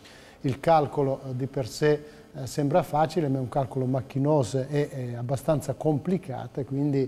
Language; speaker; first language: Italian; native; Italian